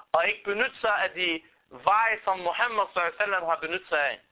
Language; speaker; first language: Danish; non-native, fluent; Arabic